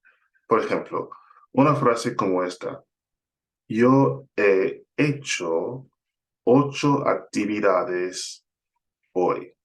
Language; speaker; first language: Spanish; non-native, fluent; English